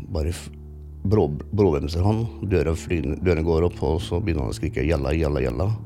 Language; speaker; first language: Norwegian; early bilingual, other home language; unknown